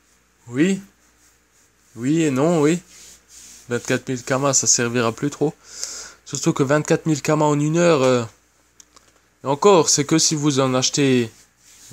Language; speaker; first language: French; native; French